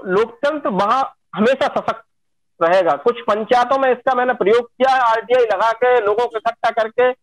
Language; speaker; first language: Hindi; native; Hindi